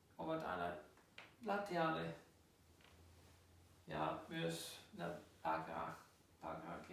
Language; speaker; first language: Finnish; non-native, learner; German